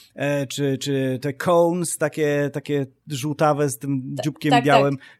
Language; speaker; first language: Polish; native; Polish